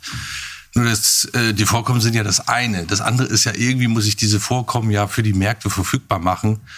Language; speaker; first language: German; native; German